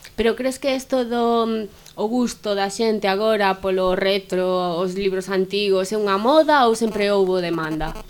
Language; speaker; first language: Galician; non-native, local second language; Spanish